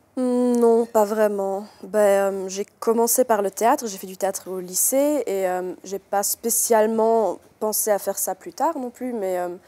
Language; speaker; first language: French; native; French